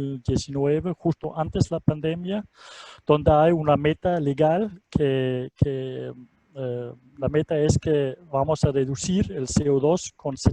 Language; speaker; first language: Spanish; non-native, fluent; Danish